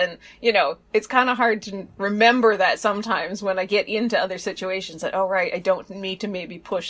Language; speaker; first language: English; native; English